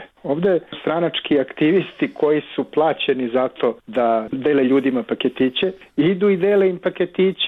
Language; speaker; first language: Serbian; native; Serbian